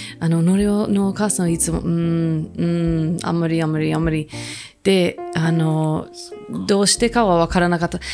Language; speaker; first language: Japanese; non-native, fluent; English